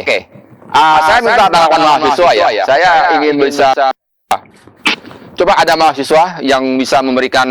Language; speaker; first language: Indonesian; native; Indonesian